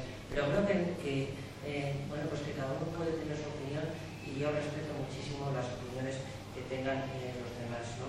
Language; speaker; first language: Spanish; native; Spanish